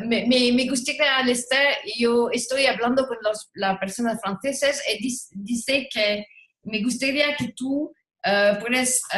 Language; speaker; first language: Spanish; non-native, learner; French